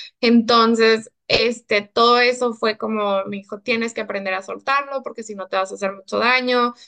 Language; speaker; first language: Spanish; early bilingual, heritage; Spanish